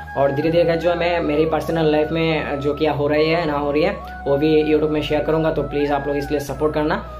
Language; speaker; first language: Hindi; non-native, local second language; Bangla